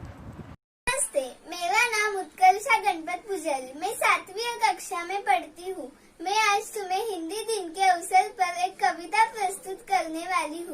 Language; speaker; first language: Hindi; non-native, local second language; Marathi